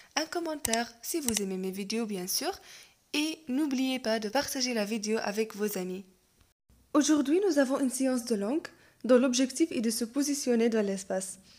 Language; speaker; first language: French; non-native, local second language; Arabic